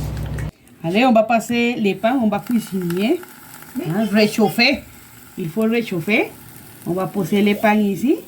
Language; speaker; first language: French; non-native, fluent; Spanish